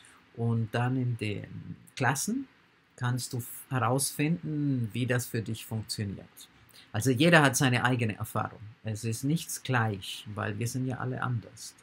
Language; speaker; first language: German; non-native, fluent; English